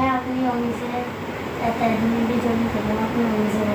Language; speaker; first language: Hindi; native; Hindi